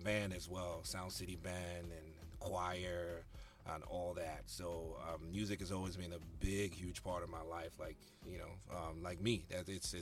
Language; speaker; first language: English; non-native, local second language; Igbo